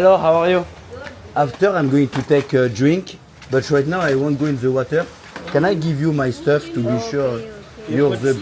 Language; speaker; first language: English; non-native, learner; French